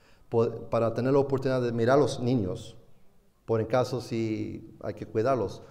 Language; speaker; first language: Spanish; non-native, fluent; English